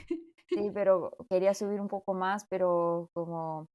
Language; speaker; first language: Spanish; non-native, fluent; Korean